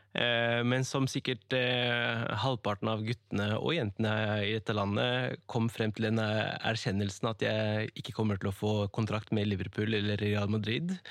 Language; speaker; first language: Norwegian; early bilingual, other home language; Kurdish